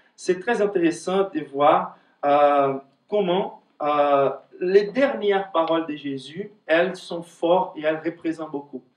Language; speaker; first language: French; non-native, fluent; Portuguese